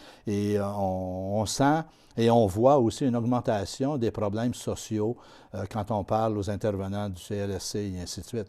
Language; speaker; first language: French; native; French